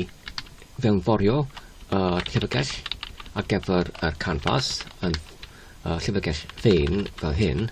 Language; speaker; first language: Welsh; non-native, learner; English